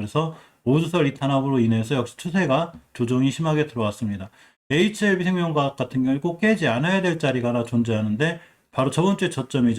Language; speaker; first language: Korean; native; Korean